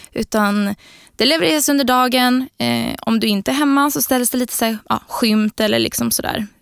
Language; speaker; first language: Swedish; native; Swedish